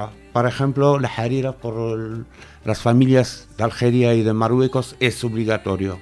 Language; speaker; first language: Spanish; non-native, fluent; Arabic